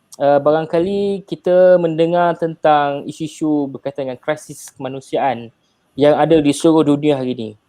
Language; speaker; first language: Malay; native; Malay